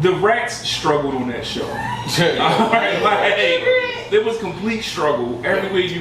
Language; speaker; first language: English; native; English